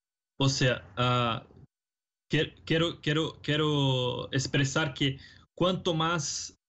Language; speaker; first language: Spanish; non-native, fluent; Portuguese